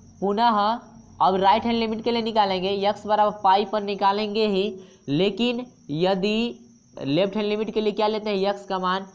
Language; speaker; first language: Hindi; native; Hindi